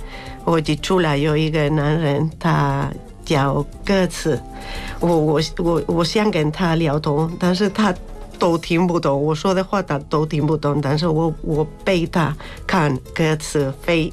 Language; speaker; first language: Chinese; non-native, learner; Spanish